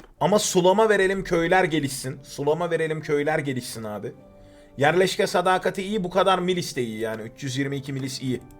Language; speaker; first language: Turkish; native; Turkish